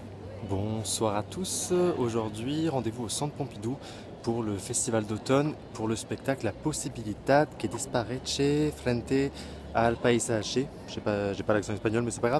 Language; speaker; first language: French; native; French